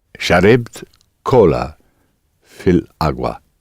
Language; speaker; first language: Arabic; non-native, learner; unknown